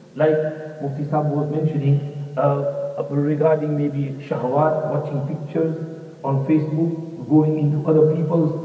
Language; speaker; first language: English; native; English